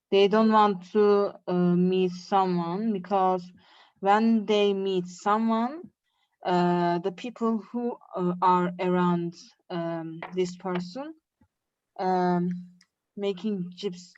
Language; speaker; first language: English; non-native, learner; Turkish